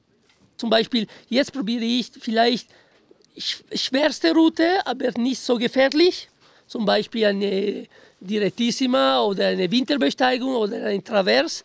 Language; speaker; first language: German; non-native, fluent; Italian